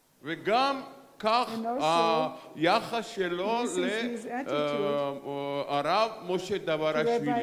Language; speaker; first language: Hebrew; non-native, fluent; Georgian